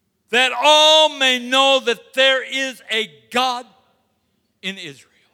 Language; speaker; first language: English; native; English